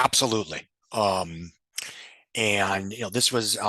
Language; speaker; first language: English; native; English